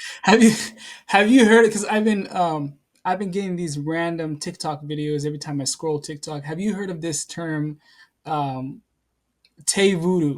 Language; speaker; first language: English; native; English